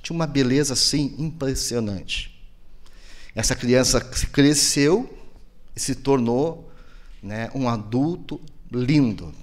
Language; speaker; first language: Portuguese; native; Portuguese